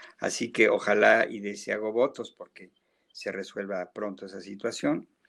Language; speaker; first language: Spanish; native; Spanish